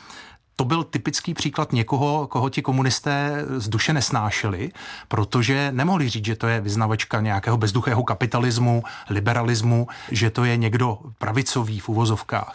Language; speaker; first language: Czech; native; Czech